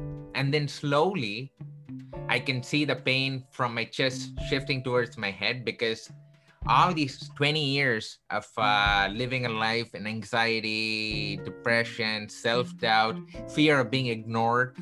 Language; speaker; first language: English; non-native, local second language; Tamil